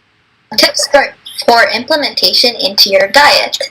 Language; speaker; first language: English; native; English